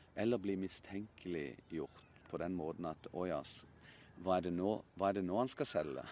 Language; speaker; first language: Norwegian; native; Norwegian